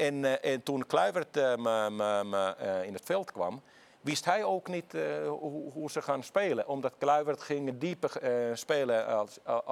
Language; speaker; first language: Dutch; non-native, fluent; Finnish